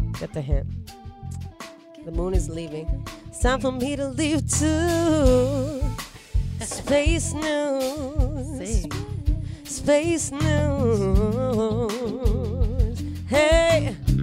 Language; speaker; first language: English; early bilingual, other home language; Spanish